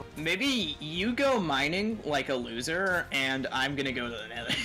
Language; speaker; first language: English; native; English